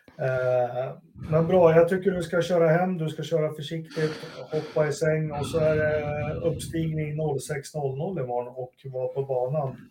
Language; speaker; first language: Swedish; native; Swedish